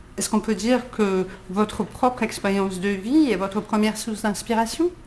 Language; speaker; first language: French; native; French